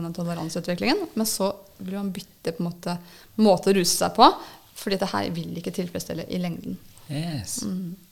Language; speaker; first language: Norwegian; native; Norwegian